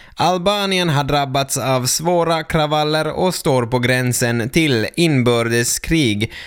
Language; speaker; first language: Swedish; native; Swedish